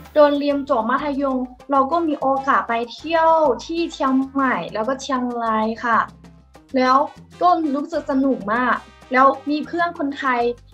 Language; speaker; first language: Thai; non-native, fluent; Chinese